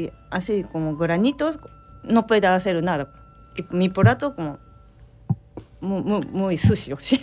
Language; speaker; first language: Spanish; non-native, learner; Japanese